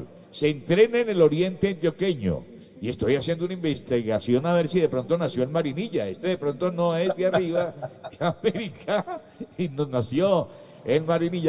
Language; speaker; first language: Spanish; native; Spanish